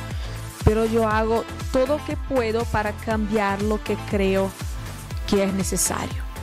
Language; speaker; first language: Spanish; non-native, fluent; Portuguese